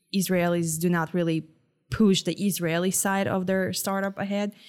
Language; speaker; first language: English; non-native, fluent; Hebrew